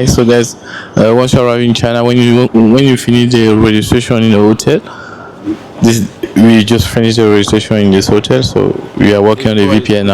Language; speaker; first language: English; non-native, fluent; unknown